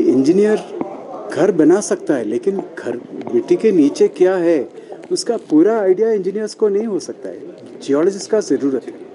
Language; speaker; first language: Hindi; non-native, local second language; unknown